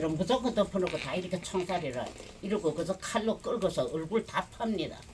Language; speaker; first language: Korean; early bilingual, heritage; Korean